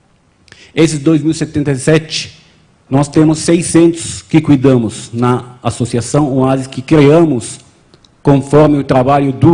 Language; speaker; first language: Portuguese; non-native, fluent; Arabic